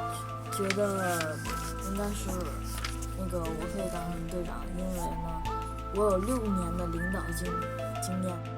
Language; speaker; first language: Chinese; native; Chinese